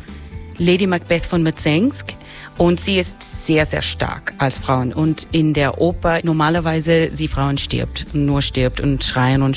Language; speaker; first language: German; non-native, fluent; English